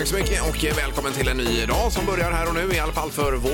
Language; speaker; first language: Swedish; native; Swedish